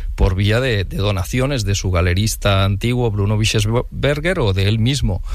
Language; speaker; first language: Spanish; non-native, local second language; Catalan